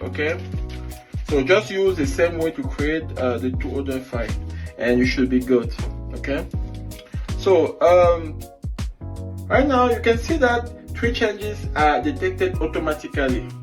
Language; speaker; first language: English; non-native, fluent; French